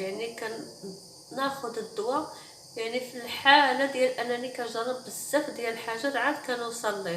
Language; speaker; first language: Arabic; native; Arabic